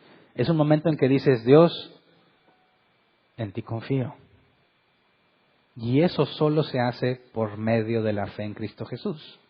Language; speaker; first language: Spanish; native; Spanish